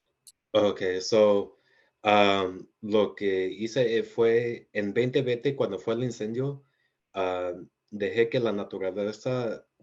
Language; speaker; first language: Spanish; early bilingual, heritage; Spanish